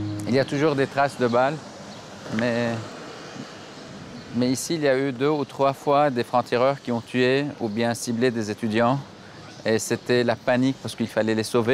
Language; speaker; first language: French; non-native, local second language; Arabic